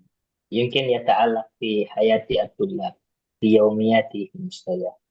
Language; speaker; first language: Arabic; non-native, local second language; Indonesian